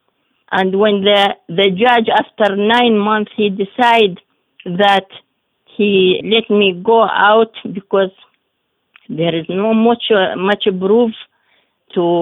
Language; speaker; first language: English; non-native, learner; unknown